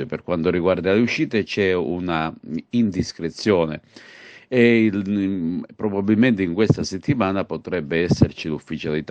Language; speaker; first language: Italian; native; Italian